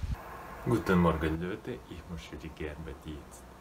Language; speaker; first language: German; non-native, learner; Russian